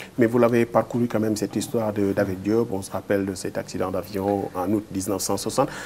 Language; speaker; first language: French; non-native, local second language; Wolof